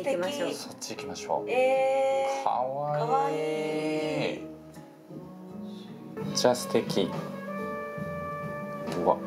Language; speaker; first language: Japanese; native; Japanese